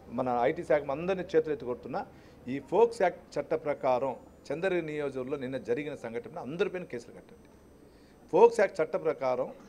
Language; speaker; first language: Telugu; native; Telugu